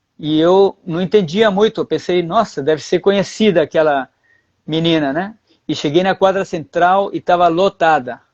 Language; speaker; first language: Portuguese; early bilingual, other home language; Spanish